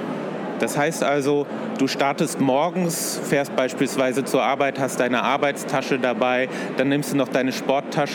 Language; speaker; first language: German; native; German